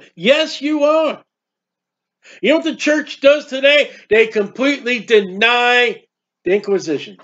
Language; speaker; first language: English; native; English